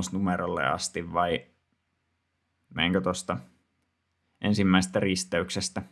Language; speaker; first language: Finnish; native; Finnish